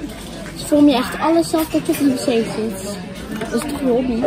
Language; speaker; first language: Dutch; early bilingual, other home language; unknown